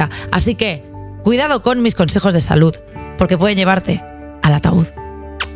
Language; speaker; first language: Spanish; native; Spanish